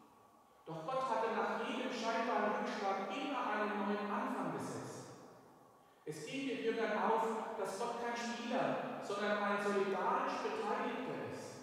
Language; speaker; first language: German; native; German